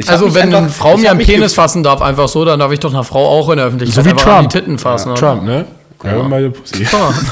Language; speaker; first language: German; native; German